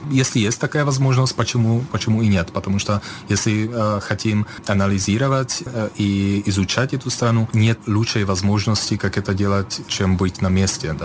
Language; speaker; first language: Russian; non-native, fluent; Czech